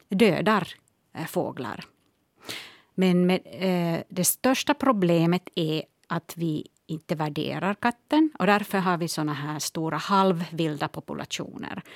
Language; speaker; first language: Swedish; non-native, local second language; Finnish